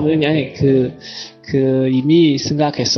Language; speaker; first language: Korean; non-native, learner; Chinese